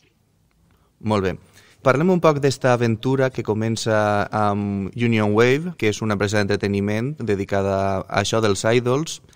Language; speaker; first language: Catalan; native; Catalan